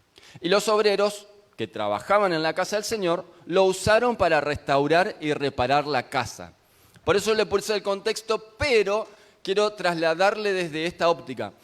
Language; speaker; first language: Spanish; native; Spanish